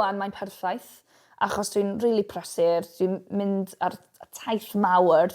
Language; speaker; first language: Welsh; non-native, local second language; English